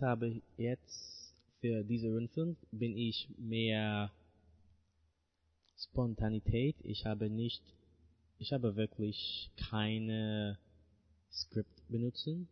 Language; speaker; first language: German; non-native, learner; English